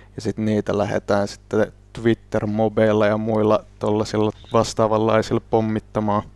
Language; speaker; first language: Finnish; native; Finnish